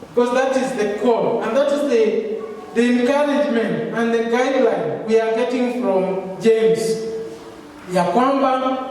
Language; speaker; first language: English; non-native, local second language; Swahili